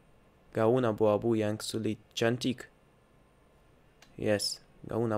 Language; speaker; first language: Indonesian; non-native, learner; Russian